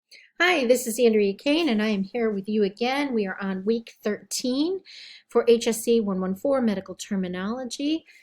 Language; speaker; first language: English; native; English